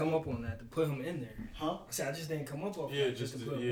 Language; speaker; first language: English; native; English